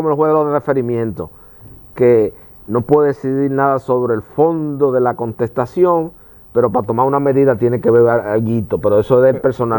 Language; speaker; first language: Spanish; native; Spanish